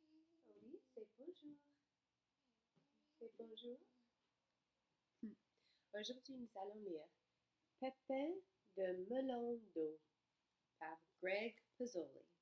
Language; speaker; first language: French; non-native, fluent; English